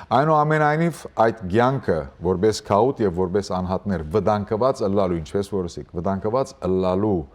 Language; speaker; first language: Armenian; early bilingual, heritage; Armenian